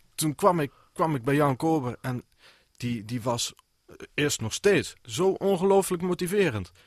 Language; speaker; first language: Dutch; native; Dutch